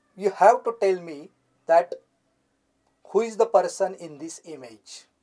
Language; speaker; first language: English; non-native, local second language; Marathi